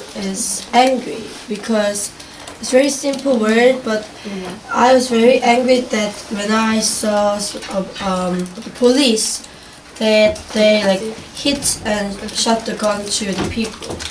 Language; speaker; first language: English; non-native, learner; Korean